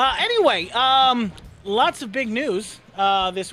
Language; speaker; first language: English; native; English